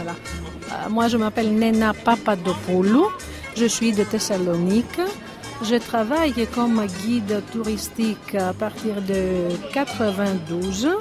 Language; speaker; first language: French; non-native, fluent; Greek